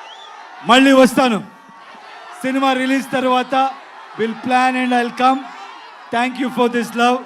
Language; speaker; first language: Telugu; non-native, learner; Kannada